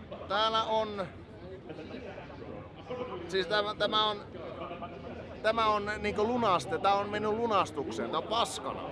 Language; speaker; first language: Finnish; native; Finnish